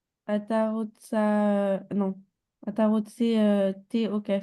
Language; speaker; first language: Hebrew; non-native, learner; French